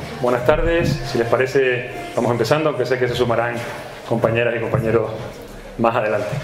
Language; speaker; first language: Spanish; native; Spanish